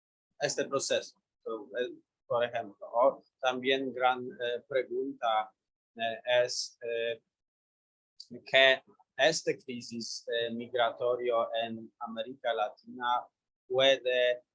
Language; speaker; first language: Spanish; non-native, learner; Polish